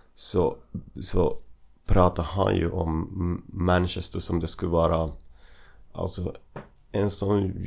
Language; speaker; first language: Swedish; native; Swedish